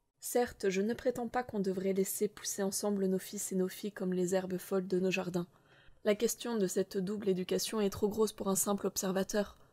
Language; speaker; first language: French; native; French